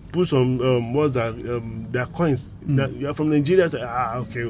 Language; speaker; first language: English; non-native, local second language; Yoruba